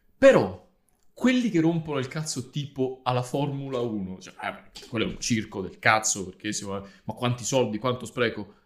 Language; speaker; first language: Italian; native; Italian